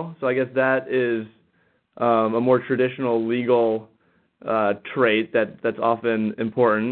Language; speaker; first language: English; native; English